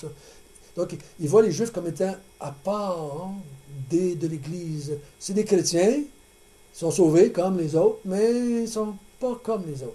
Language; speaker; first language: French; native; French